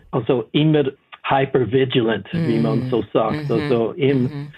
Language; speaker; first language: German; non-native, fluent; English